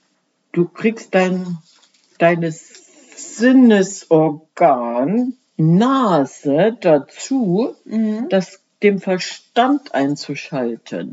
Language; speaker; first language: German; native; German